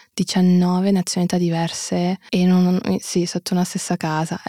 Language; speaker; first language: Italian; early bilingual, other home language; Russian